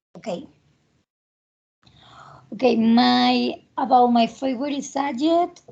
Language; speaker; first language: English; non-native, learner; Spanish